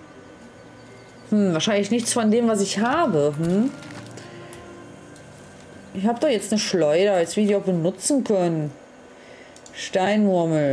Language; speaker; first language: German; native; German